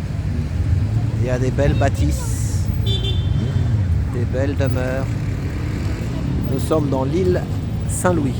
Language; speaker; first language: French; native; French